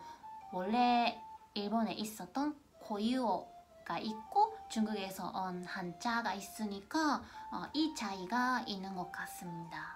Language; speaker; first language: Korean; non-native, fluent; Japanese